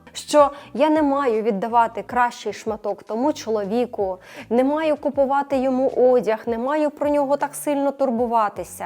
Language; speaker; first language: Ukrainian; non-native, local second language; Russian